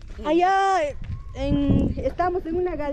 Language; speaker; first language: Spanish; non-native, local second language; Kʼicheʼ